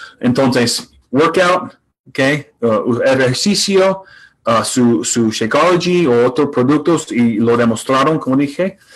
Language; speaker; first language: Spanish; non-native, fluent; English